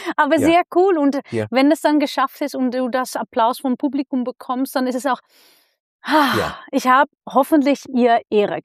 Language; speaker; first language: German; non-native, fluent; Dutch